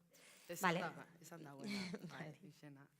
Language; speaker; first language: Basque; non-native, local second language; Spanish